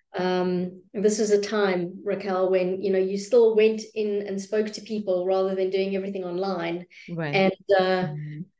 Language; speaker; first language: English; native; English